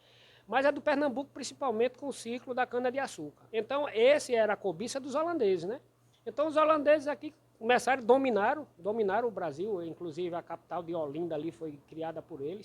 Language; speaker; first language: Portuguese; native; Portuguese